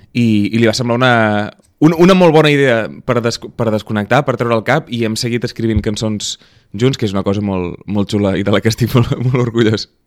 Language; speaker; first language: Catalan; native; Catalan